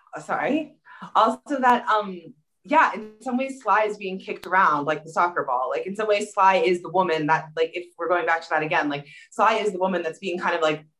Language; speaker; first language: English; native; English